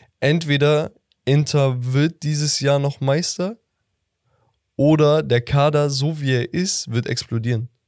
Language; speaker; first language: German; native; German